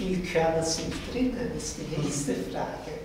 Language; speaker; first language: German; native; German